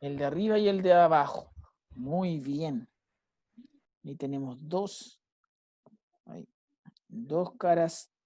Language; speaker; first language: Spanish; native; Spanish